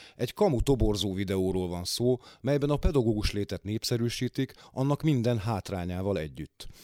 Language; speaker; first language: Hungarian; native; Hungarian